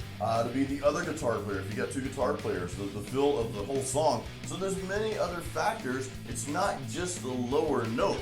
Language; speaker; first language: English; native; English